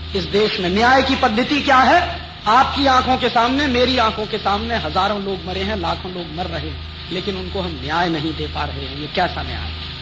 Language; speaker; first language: Hindi; native; Hindi